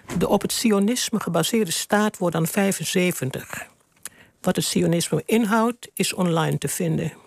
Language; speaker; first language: Dutch; native; Dutch